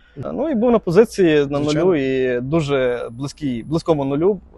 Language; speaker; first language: Ukrainian; native; Ukrainian